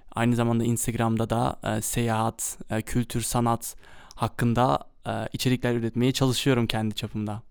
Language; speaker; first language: Turkish; early bilingual, heritage; Turkish